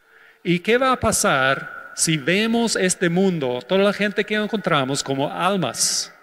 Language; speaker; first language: Spanish; non-native, fluent; English